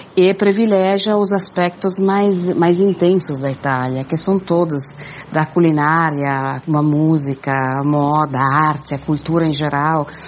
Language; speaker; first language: Portuguese; non-native, fluent; Italian